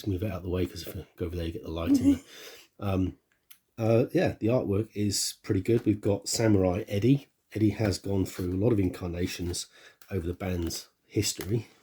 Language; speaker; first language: English; native; English